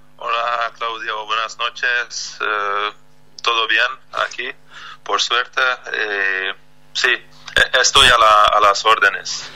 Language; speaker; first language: Spanish; non-native, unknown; Hungarian